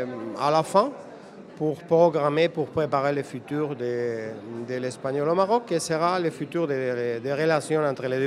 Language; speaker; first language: French; non-native, fluent; Spanish